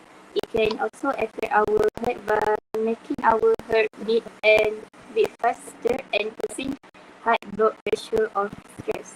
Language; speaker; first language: English; non-native, local second language; Malay